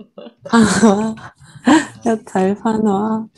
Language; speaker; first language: Cantonese; non-native, learner; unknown